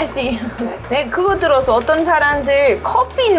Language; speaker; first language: Korean; non-native, learner; English